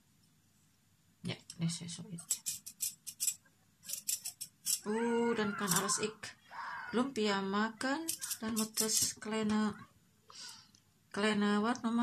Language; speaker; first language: Dutch; non-native, learner; Indonesian